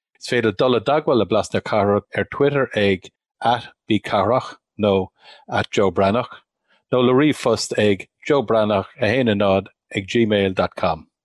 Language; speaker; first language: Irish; non-native, local second language; English